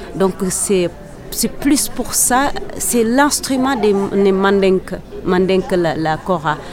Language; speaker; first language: French; non-native, local second language; Serer